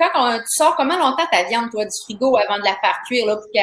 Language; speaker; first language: French; native; French